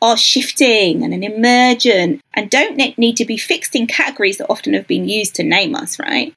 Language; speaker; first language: English; native; English